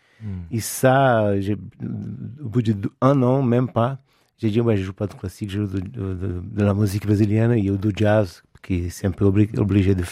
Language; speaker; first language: French; non-native, fluent; Portuguese